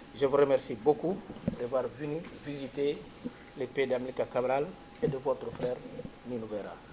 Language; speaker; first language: French; non-native, fluent; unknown